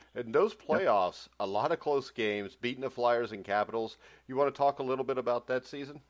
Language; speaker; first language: English; native; English